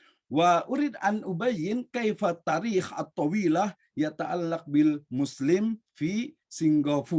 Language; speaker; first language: Arabic; non-native, learner; Indonesian